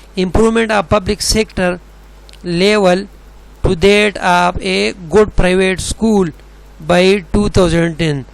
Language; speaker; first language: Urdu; non-native, local second language; Pashto